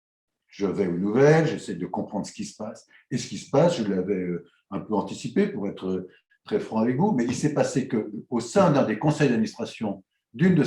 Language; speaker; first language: French; native; French